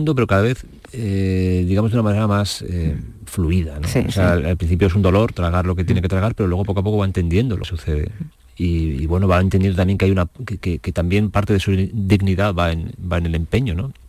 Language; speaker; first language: Spanish; native; Spanish